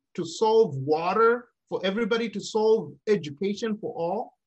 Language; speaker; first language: English; non-native, local second language; Shona